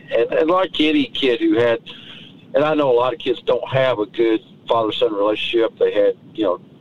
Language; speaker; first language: English; native; English